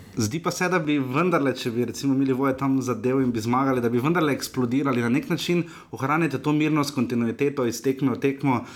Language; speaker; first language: Slovenian; native; Slovenian